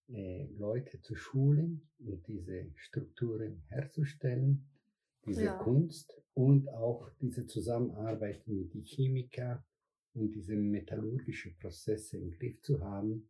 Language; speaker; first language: German; non-native, fluent; Spanish